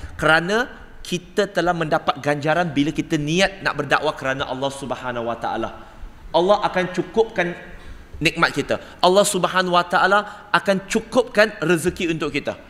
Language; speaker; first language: Malay; non-native, local second language; Cantonese